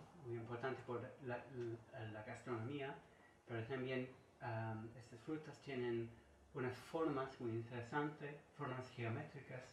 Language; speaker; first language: Spanish; non-native, learner; English